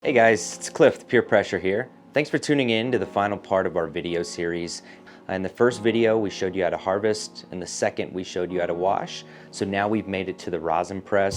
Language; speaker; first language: English; native; English